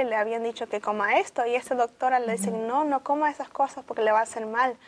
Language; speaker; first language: Spanish; early bilingual, heritage; Spanish